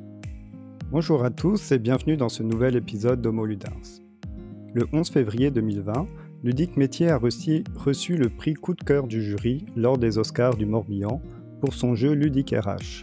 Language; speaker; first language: French; native; French